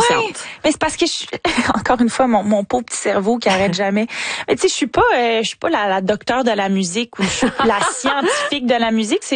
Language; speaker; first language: French; native; French